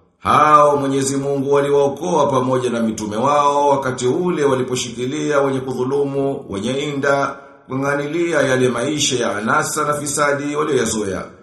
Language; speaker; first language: Swahili; native; Swahili